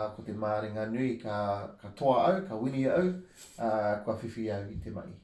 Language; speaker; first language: Māori; non-native, local second language; English